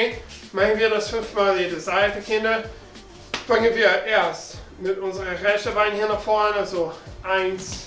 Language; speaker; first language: German; non-native, learner; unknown